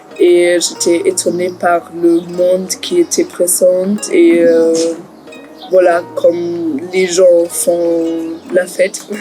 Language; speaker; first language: French; non-native, learner; German